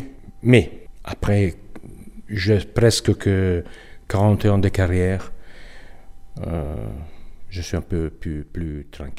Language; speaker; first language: French; non-native, learner; Italian